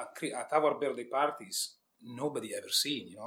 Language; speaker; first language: English; non-native, fluent; Italian